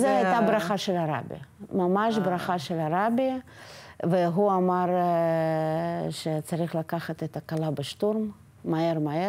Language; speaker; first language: Hebrew; non-native, fluent; Russian